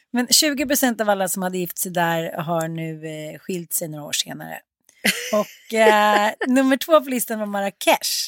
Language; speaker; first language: Swedish; native; Swedish